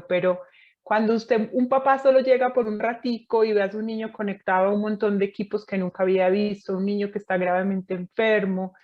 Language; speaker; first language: Spanish; native; Spanish